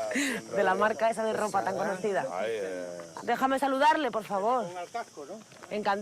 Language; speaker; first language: Spanish; native; Spanish